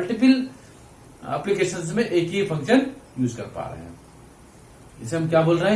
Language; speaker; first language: Hindi; native; Hindi